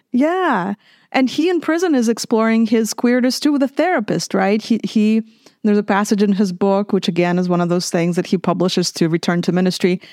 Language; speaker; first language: English; non-native, fluent; Russian